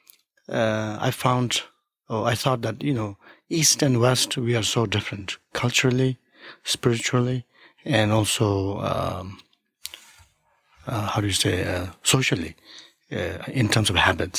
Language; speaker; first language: English; non-native, local second language; Tibetan